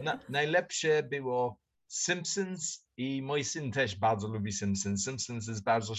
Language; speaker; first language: Polish; non-native, learner; English